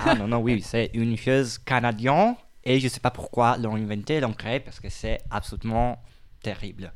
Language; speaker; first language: French; non-native, fluent; Italian